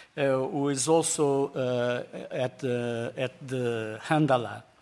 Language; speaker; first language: English; non-native, fluent; Portuguese